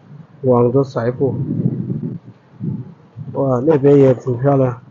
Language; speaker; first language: Chinese; non-native, fluent; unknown